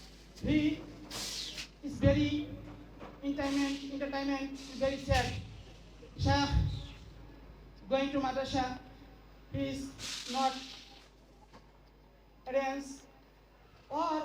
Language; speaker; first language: English; non-native, learner; Bangla